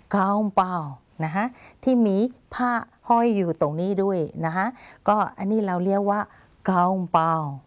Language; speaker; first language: Thai; non-native, fluent; Burmese